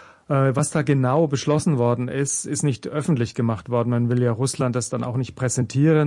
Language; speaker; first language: German; native; German